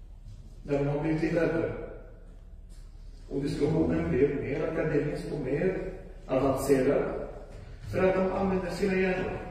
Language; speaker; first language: Swedish; non-native, fluent; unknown